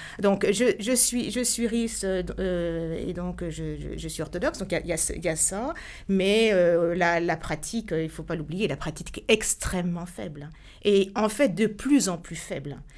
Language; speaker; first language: French; native; French